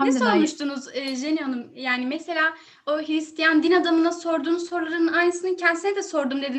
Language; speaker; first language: Turkish; native; Turkish